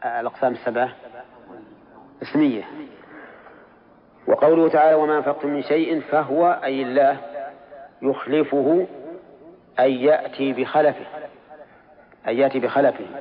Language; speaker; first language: Arabic; native; Arabic